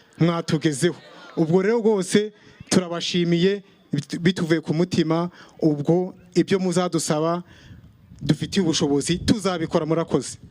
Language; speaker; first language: Kinyarwanda; native; Kinyarwanda